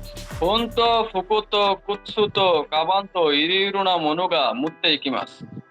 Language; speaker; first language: Japanese; non-native, learner; Bangla